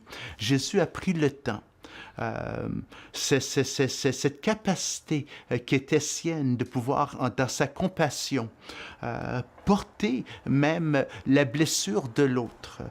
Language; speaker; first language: French; native; French